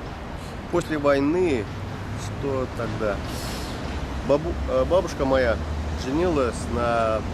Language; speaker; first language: Russian; early bilingual, heritage; Dutch